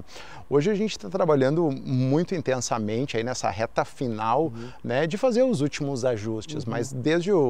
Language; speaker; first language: Portuguese; native; Portuguese